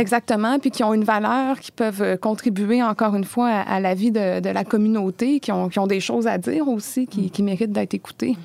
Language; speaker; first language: French; native; French